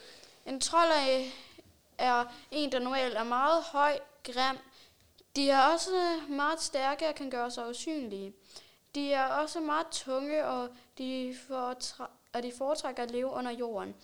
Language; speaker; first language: Danish; native; Danish